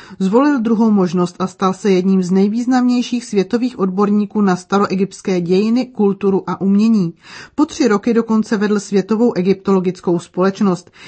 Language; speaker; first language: Czech; native; Czech